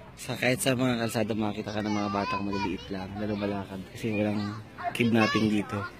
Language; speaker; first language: Filipino; native; Filipino